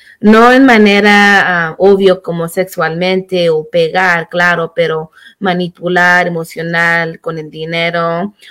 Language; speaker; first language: Spanish; early bilingual, heritage; Spanish